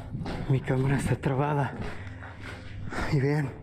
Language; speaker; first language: Spanish; native; Spanish